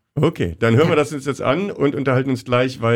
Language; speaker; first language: German; native; German